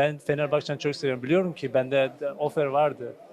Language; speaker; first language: Turkish; non-native, learner; Turkmen